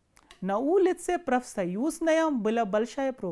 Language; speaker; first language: Russian; non-native, fluent; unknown